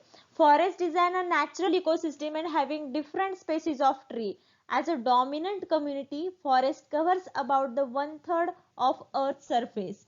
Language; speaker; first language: English; non-native, local second language; Marathi